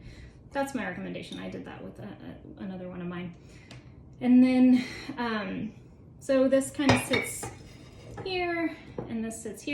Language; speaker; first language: English; native; English